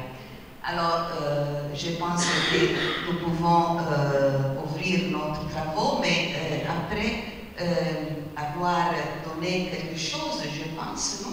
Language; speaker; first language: French; non-native, fluent; Italian